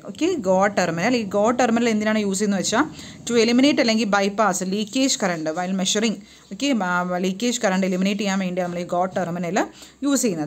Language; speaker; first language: English; non-native, local second language; Malayalam